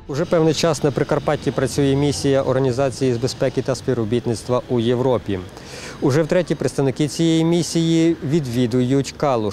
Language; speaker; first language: Ukrainian; native; Ukrainian